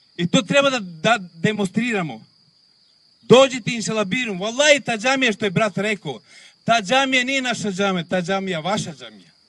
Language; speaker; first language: Bosnian; non-native, local second language; Romany